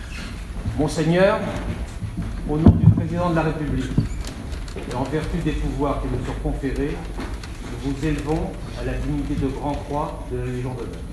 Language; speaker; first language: French; native; French